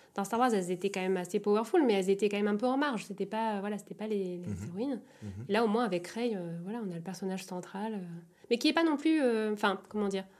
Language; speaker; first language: French; native; French